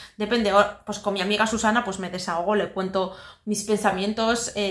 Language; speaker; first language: Spanish; non-native, local second language; Basque